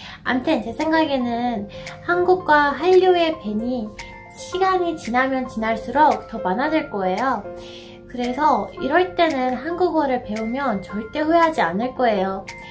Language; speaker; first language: Korean; non-native, fluent; Persian